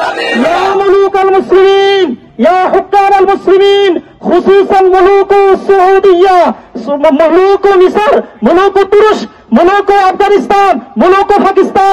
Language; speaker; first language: Arabic; non-native, fluent; Bangla